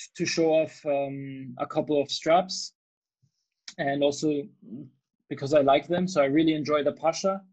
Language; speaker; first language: English; non-native, fluent; German